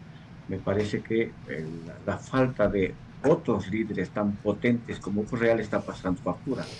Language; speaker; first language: Spanish; native; Spanish